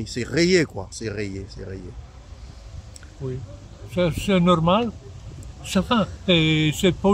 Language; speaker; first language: French; non-native, learner; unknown